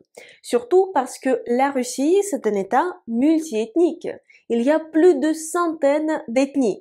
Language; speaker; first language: French; non-native, fluent; Russian